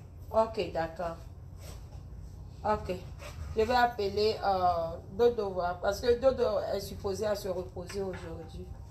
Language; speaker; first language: French; non-native, local second language; Ewe